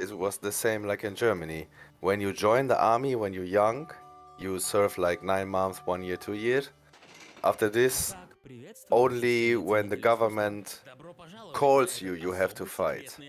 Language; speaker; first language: English; non-native, fluent; German